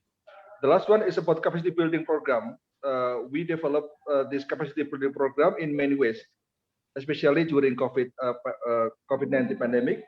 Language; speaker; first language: English; non-native, fluent; Indonesian